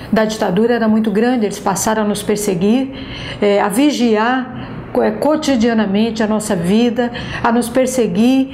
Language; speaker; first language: Portuguese; native; Portuguese